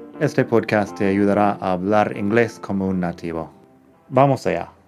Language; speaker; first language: Spanish; non-native, fluent; English